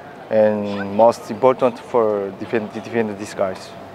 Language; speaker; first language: English; non-native, learner; Korean